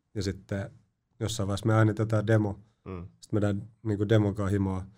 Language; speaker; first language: Finnish; native; Finnish